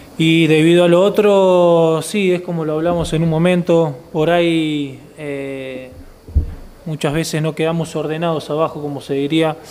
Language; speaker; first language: Spanish; native; Spanish